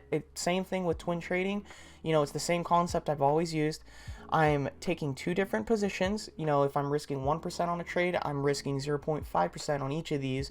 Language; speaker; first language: English; native; English